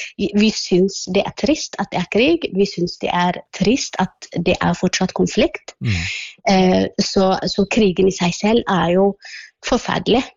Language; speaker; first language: Norwegian; non-native, fluent; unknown